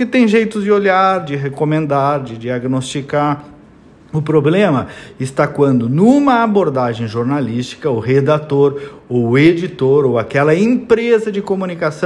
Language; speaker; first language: Portuguese; native; Portuguese